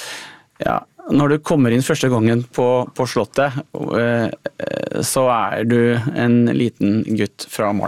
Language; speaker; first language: Norwegian; native; Norwegian